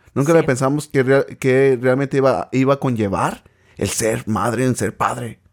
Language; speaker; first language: Spanish; native; Spanish